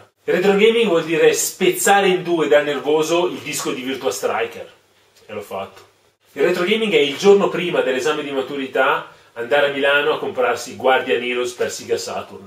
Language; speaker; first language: Italian; native; Italian